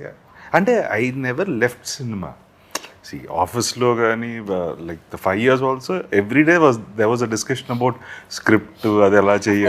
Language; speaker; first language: Telugu; native; Telugu